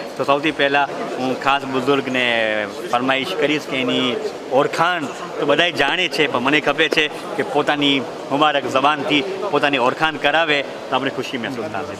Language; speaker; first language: Gujarati; early bilingual, heritage; Gujarati